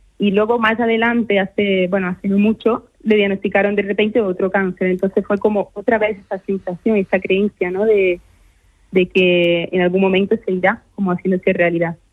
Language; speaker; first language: Spanish; early bilingual, other home language; Portuguese